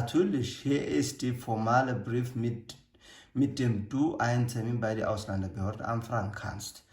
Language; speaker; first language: German; non-native, learner; Amharic